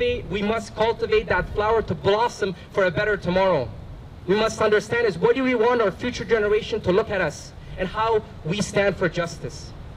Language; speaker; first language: English; native; English